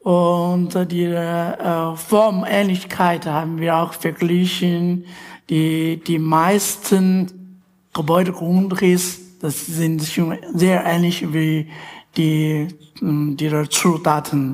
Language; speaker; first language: German; non-native, fluent; Chinese